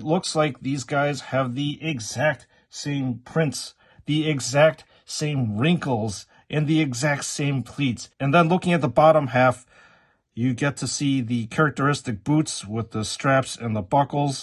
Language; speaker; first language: English; native; English